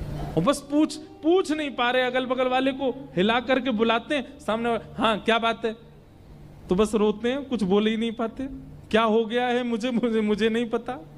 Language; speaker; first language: Hindi; native; Hindi